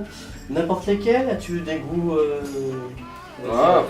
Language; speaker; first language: French; native; French